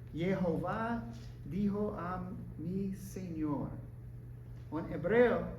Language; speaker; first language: Spanish; non-native, learner; English